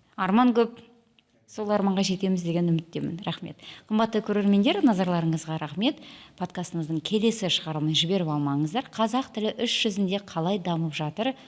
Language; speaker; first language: Kazakh; native; Kazakh